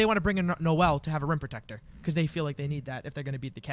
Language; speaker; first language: English; native; English